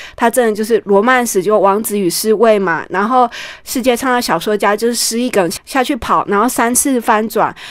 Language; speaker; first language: Chinese; native; Chinese